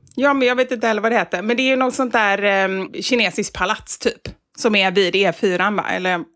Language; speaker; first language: Swedish; native; Swedish